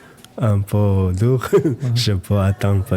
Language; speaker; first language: French; non-native, learner; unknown